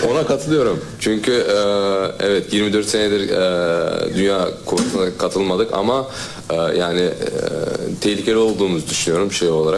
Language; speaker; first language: Turkish; early bilingual, heritage; Turkish